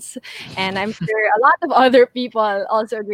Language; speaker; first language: English; native; English